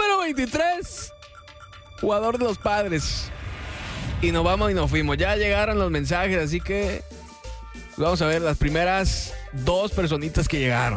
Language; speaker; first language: Spanish; native; Spanish